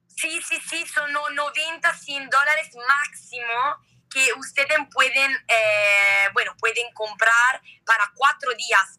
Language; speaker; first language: Spanish; non-native, learner; Italian